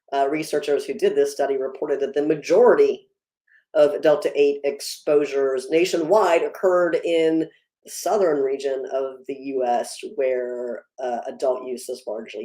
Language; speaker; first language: English; native; English